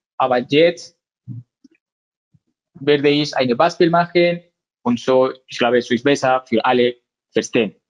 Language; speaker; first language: German; non-native, learner; Spanish